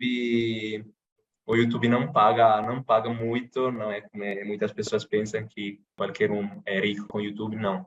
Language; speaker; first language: Portuguese; non-native, fluent; Italian